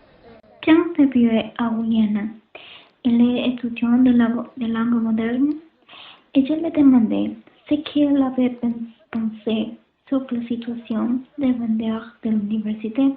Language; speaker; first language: French; non-native, learner; Spanish